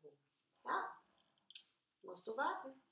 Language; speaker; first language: German; non-native, learner; Italian